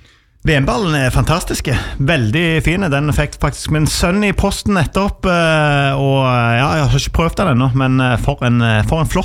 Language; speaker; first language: Norwegian; native; Norwegian